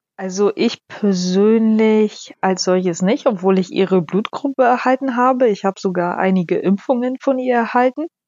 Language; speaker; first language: German; early bilingual, other home language; Polish